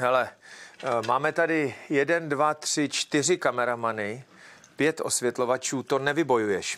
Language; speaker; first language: Czech; native; Czech